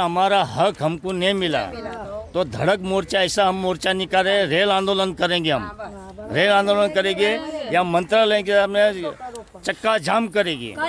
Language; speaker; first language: Hindi; non-native, local second language; Marathi